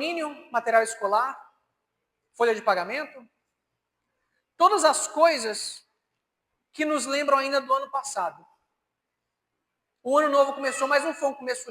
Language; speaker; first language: Portuguese; native; Portuguese